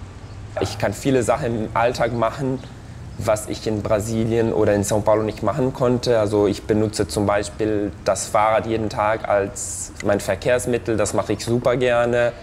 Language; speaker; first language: German; non-native, fluent; Portuguese